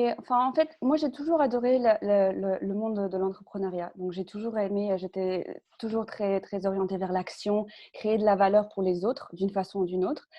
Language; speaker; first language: French; early bilingual, other home language; Spanish